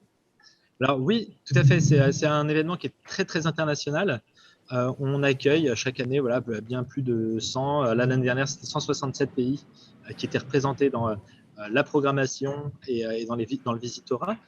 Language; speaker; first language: French; native; French